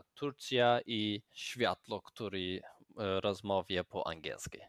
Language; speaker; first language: Polish; non-native, learner; Azerbaijani